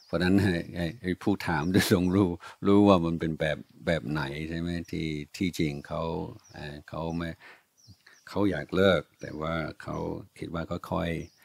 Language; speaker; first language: Thai; non-native, fluent; English